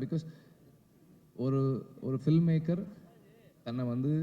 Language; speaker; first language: Tamil; native; Tamil